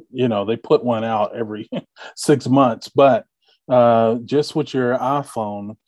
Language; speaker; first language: English; native; English